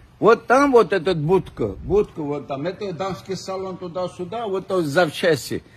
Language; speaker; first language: Russian; non-native, local second language; Armenian